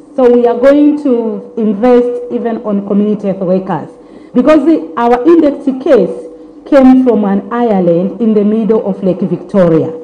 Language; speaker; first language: English; non-native, local second language; Swahili